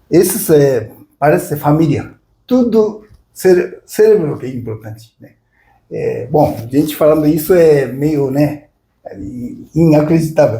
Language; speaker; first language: Portuguese; non-native, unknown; Japanese